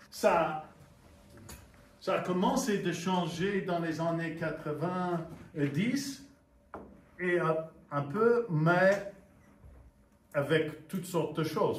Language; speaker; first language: French; non-native, fluent; English